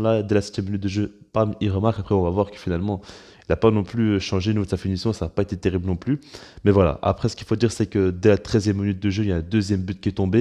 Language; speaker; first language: French; native; French